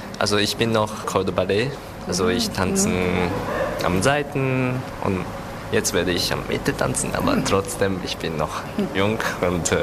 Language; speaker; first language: German; non-native, learner; Japanese